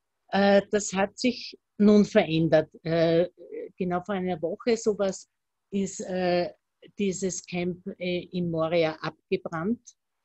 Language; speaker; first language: German; native; German